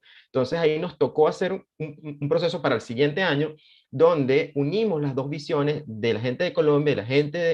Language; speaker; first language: Spanish; native; Spanish